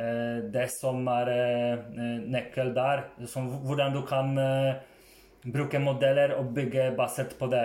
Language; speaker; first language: Swedish; non-native, fluent; Polish